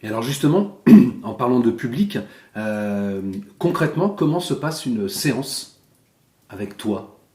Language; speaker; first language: French; native; French